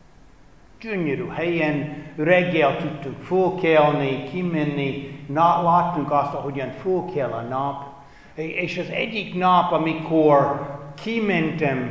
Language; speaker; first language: Hungarian; non-native, fluent; English